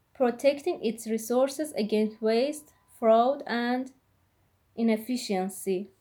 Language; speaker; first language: English; non-native, fluent; Persian